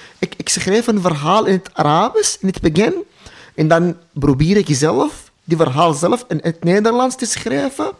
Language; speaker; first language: Dutch; non-native, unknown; Arabic